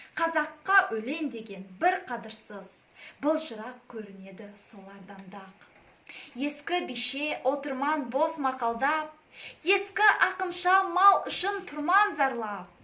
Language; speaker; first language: Kazakh; non-native, local second language; Russian